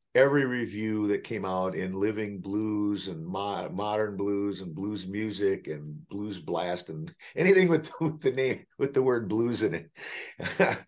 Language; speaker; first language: English; native; English